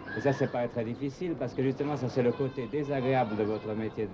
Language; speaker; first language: French; native; French